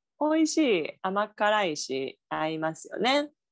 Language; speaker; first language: Japanese; native; Japanese